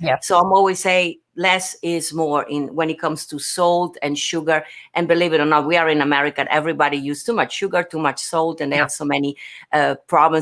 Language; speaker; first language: English; non-native, fluent; Italian